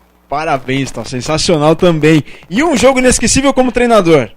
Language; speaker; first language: Portuguese; native; Portuguese